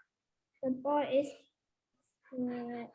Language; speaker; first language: English; non-native, learner; Vietnamese